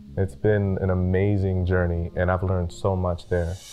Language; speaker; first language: English; native; English